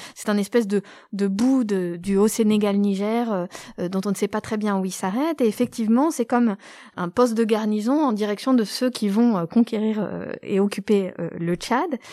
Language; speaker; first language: French; native; French